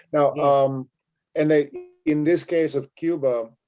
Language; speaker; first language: English; native; English